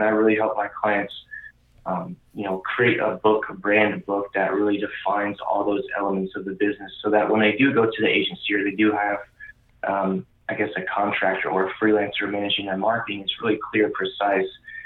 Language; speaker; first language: English; native; English